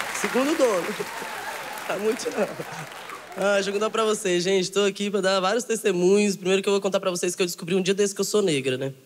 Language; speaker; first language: Portuguese; native; Portuguese